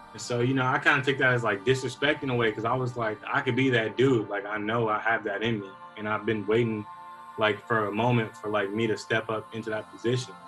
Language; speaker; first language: English; native; English